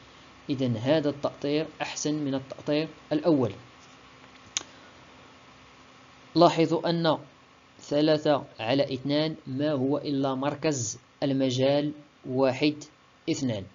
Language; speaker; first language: Arabic; native; Arabic